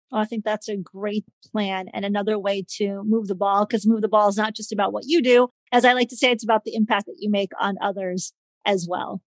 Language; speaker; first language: English; native; English